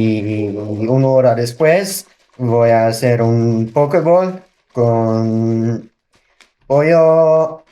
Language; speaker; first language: Spanish; non-native, learner; Dutch